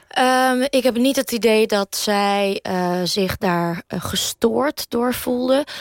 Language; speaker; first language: Dutch; early bilingual, other home language; Russian